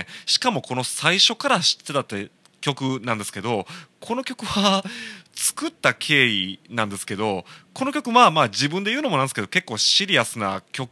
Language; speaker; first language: Japanese; native; Japanese